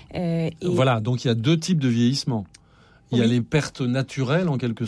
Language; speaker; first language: French; native; French